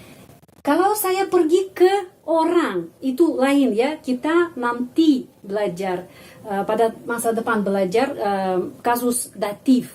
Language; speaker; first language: Indonesian; non-native, fluent; Russian